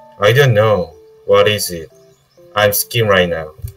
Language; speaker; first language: English; non-native, learner; Korean